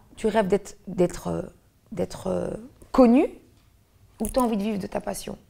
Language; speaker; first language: French; native; French